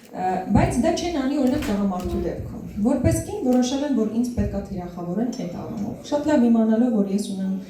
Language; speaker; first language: Armenian; native; Armenian